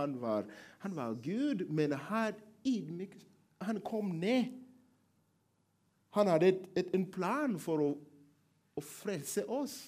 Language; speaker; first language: Swedish; non-native, learner; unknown